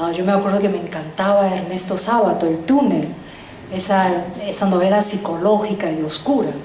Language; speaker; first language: Spanish; early bilingual, other home language; Chinese